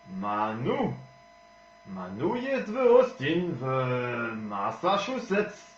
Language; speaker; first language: Polish; non-native, learner; French